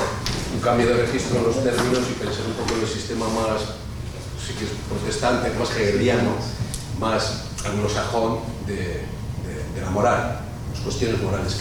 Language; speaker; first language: Spanish; native; Spanish